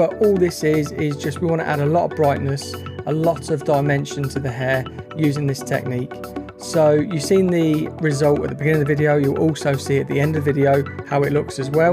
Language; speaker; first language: English; native; English